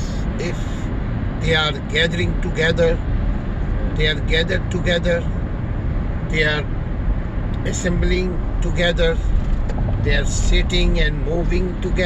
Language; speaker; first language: English; non-native, fluent; Urdu